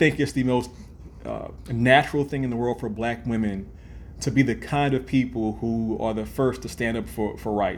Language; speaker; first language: English; native; English